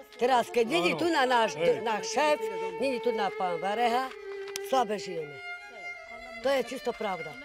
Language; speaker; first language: Slovak; non-native, local second language; Romany